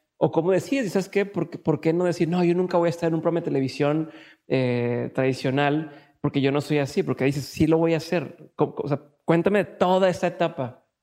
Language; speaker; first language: Spanish; native; Spanish